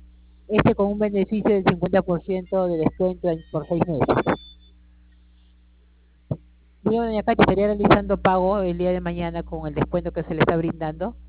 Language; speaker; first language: Spanish; native; Spanish